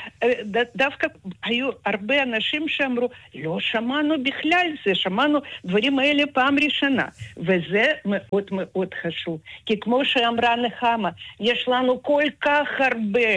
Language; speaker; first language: Hebrew; non-native, fluent; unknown